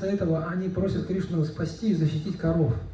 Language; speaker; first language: Russian; native; Russian